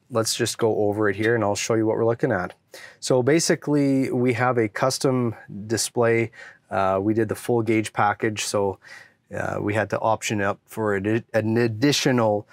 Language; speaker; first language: English; native; English